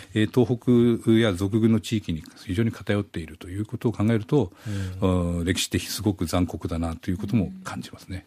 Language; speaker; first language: Japanese; native; Japanese